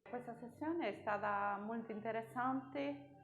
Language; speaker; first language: Italian; non-native, learner; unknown